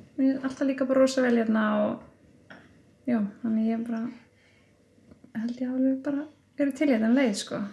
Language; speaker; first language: Icelandic; native; Icelandic